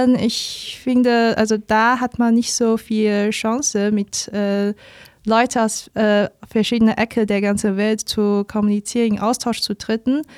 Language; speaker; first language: German; non-native, fluent; Chinese